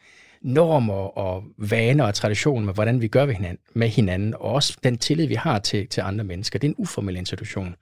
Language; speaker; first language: Danish; native; Danish